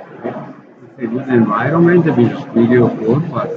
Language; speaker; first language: English; non-native, learner; Italian